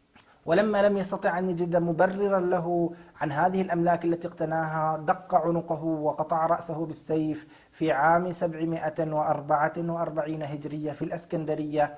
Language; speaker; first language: Arabic; native; Arabic